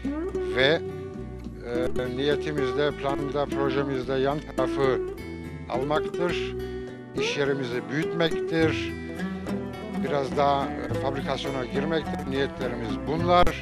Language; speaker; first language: Turkish; native; Turkish